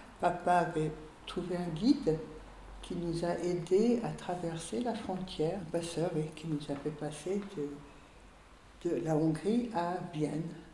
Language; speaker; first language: French; early bilingual, other home language; Hungarian